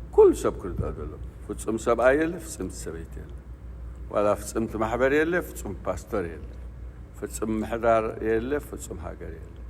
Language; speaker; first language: Tigrinya; native; Tigrinya